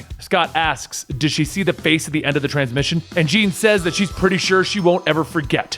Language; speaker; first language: English; native; English